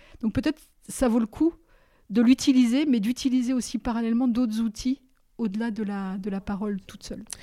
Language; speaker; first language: French; native; French